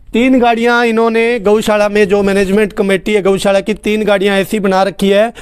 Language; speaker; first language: Hindi; native; Hindi